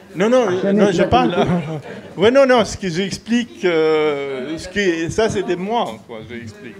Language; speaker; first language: French; non-native, fluent; Arabic